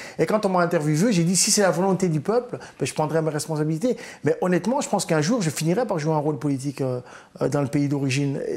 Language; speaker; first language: French; early bilingual, other home language; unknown